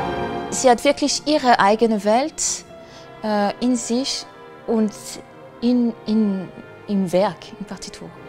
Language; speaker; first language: German; non-native, fluent; French